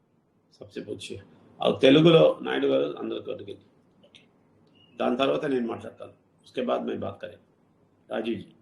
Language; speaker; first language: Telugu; non-native, learner; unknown